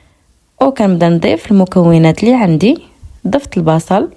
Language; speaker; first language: Arabic; native; Arabic